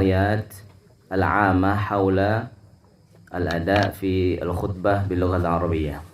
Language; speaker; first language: Arabic; non-native, fluent; Indonesian